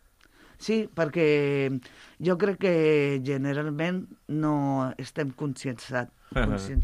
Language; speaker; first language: Catalan; non-native, local second language; Spanish